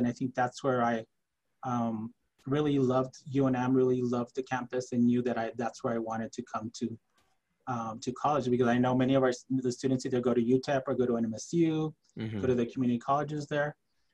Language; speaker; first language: English; early bilingual, other home language; Spanish